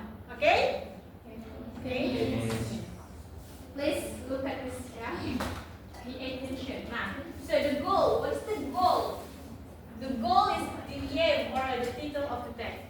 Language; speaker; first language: English; non-native, learner; Indonesian